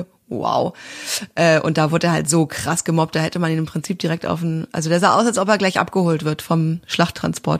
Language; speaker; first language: German; native; German